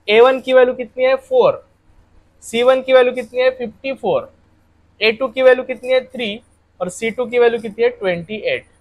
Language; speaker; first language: Hindi; non-native, local second language; Marathi